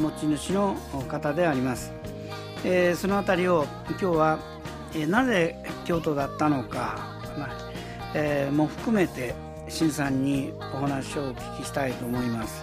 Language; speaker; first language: Japanese; native; Japanese